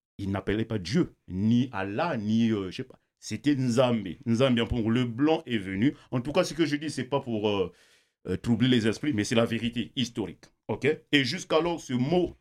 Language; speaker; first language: French; non-native, local second language; Kongo